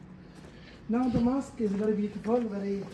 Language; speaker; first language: English; non-native, learner; Arabic